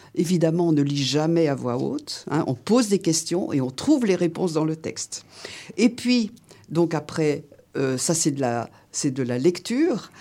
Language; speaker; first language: French; native; French